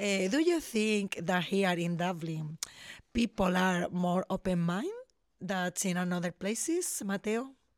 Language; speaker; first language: English; non-native, learner; Spanish